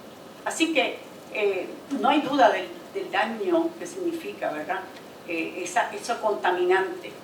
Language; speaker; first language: Spanish; native; Spanish